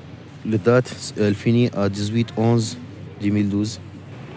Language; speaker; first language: French; non-native, local second language; Arabic